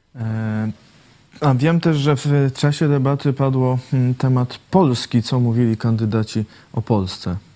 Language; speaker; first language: Polish; native; Polish